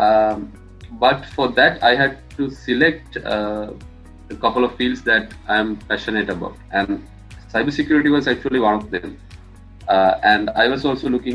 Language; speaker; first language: English; non-native, local second language; Sinhala